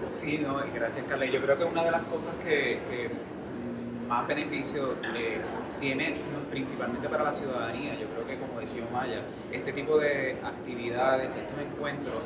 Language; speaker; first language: Spanish; native; Spanish